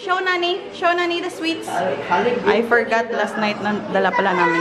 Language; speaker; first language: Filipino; non-native, local second language; Hiligaynon